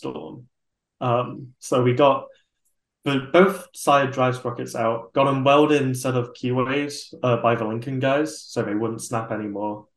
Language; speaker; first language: English; native; English